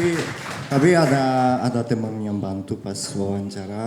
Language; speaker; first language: Indonesian; early bilingual, heritage; Japanese